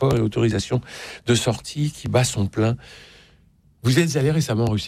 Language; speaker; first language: French; native; French